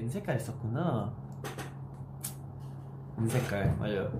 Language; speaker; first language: Korean; early bilingual, heritage; Korean